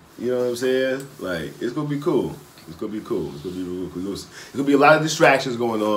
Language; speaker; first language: English; native; English